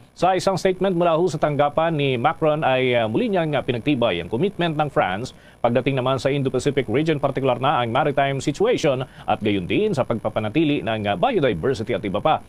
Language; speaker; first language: Filipino; native; Filipino